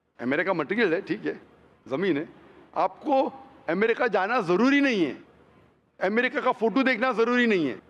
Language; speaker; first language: Hindi; non-native, local second language; Konkani